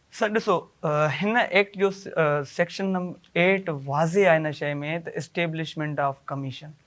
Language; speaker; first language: Sindhi; native; Sindhi